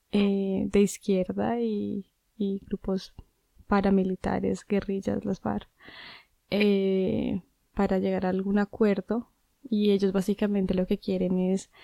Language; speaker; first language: Spanish; native; Spanish